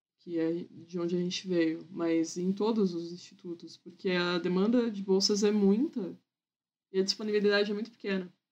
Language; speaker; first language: Portuguese; native; Portuguese